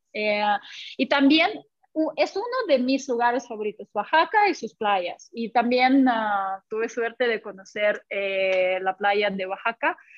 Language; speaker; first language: Spanish; non-native, fluent; Russian